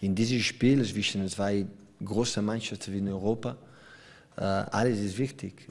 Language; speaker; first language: German; non-native, learner; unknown